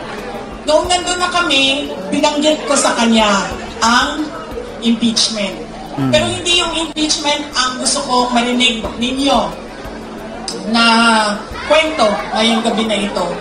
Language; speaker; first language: Filipino; non-native, local second language; Cebuano